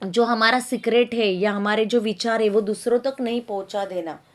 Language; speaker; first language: Hindi; non-native, local second language; Marathi